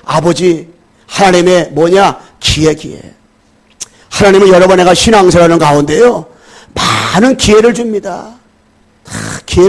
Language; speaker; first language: Korean; native; Korean